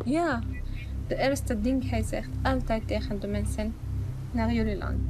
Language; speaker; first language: Dutch; non-native, learner; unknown